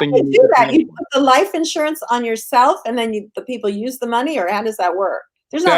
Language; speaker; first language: English; native; English